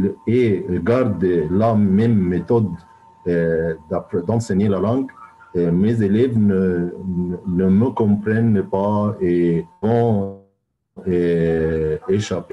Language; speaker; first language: French; non-native, fluent; Arabic